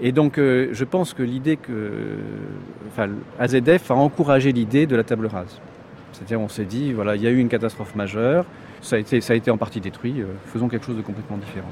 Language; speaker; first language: French; native; French